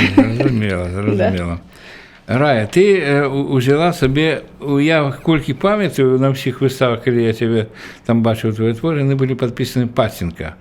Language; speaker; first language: Belarusian; native; Belarusian